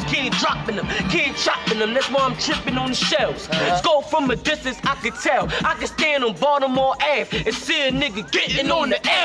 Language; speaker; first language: English; native; English